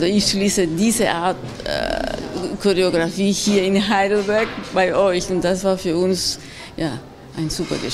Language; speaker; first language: German; non-native, fluent; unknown